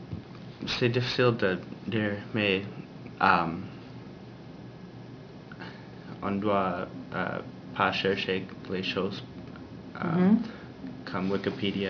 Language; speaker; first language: French; non-native, learner; English